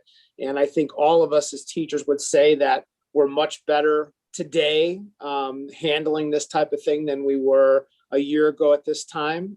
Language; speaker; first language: English; native; English